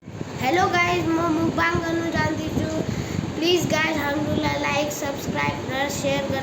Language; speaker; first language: Hindi; non-native, learner; Nepali